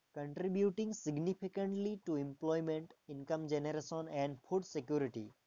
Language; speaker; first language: English; non-native, local second language; Assamese